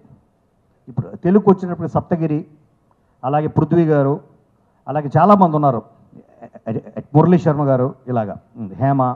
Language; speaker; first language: Telugu; native; Telugu